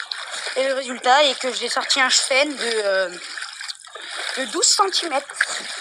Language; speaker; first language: French; native; French